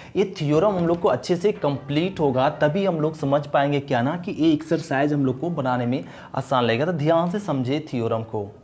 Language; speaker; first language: Hindi; native; Hindi